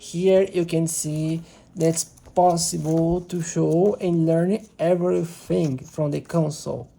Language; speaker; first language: English; non-native, learner; Portuguese